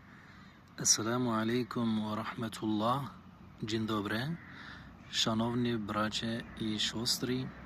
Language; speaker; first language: Polish; non-native, learner; Turkish